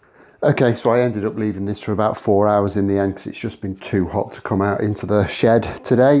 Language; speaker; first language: English; native; English